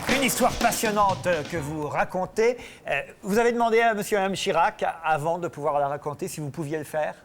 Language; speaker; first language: French; native; French